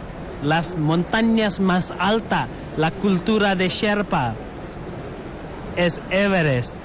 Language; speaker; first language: Spanish; non-native, learner; Nepali